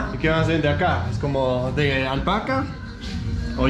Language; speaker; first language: Spanish; non-native, learner; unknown